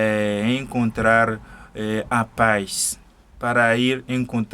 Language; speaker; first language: Portuguese; non-native, fluent; Haitian Creole